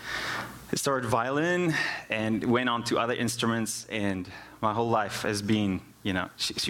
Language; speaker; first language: English; non-native, local second language; Afrikaans